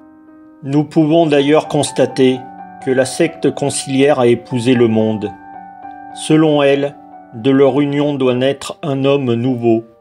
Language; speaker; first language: French; native; French